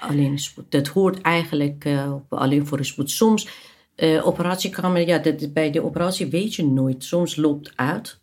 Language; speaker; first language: Dutch; non-native, fluent; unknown